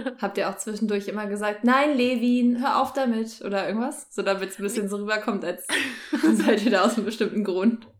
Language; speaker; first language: German; native; German